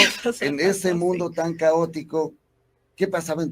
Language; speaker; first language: Spanish; native; Spanish